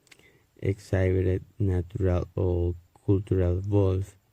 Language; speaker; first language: English; non-native, learner; Spanish